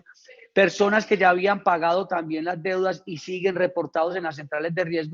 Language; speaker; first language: Spanish; native; Spanish